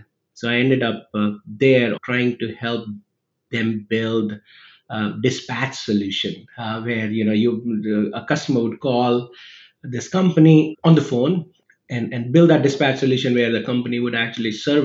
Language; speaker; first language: English; non-native, local second language; Hindi